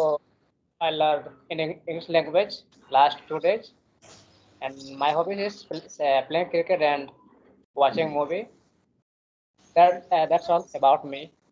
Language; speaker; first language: English; non-native, learner; Hindi